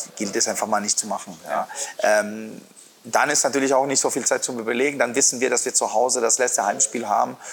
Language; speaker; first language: German; non-native, fluent; Spanish